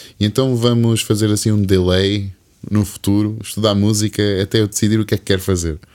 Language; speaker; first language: Portuguese; early bilingual, other home language; English